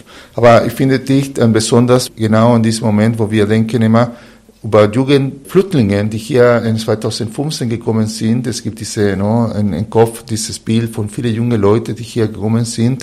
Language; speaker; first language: German; non-native, fluent; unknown